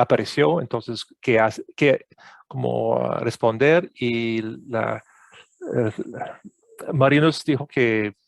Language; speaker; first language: Spanish; non-native, fluent; English